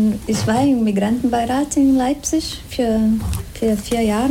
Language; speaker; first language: German; non-native, fluent; Spanish